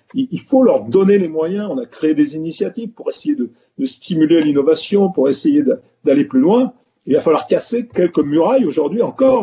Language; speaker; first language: French; native; French